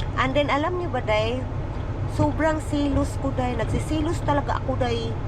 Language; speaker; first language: Filipino; non-native, local second language; Cebuano